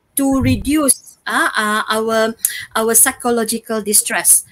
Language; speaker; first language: English; non-native, local second language; Malay